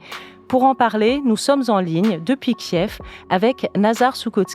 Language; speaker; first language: French; native; French